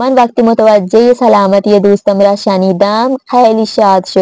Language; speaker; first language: Persian; non-native, fluent; Urdu